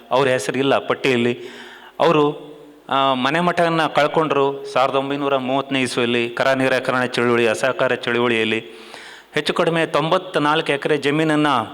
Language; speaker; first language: Kannada; native; Kannada